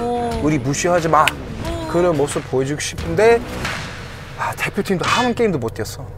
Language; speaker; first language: Korean; non-native, learner; English